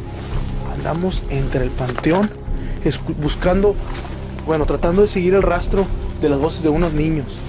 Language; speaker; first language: Spanish; native; Spanish